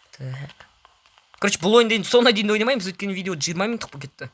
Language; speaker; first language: Kazakh; non-native, local second language; Russian